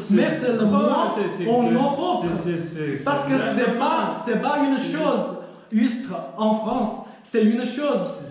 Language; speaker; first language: French; non-native, learner; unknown